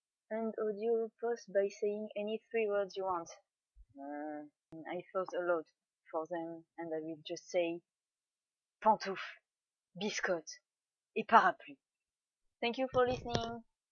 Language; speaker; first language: English; non-native, fluent; French